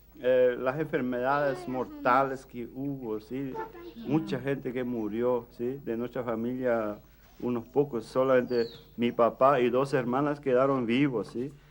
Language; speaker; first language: Spanish; early bilingual, heritage; Plautdietsch